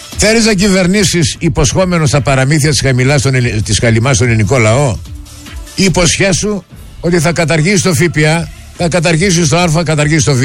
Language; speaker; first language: Greek; native; Greek